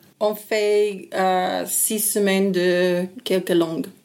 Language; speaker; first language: French; non-native, learner; English